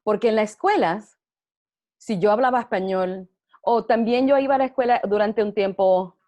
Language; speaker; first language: Spanish; early bilingual, heritage; Spanish